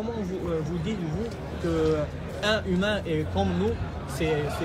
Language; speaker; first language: French; non-native, learner; Arabic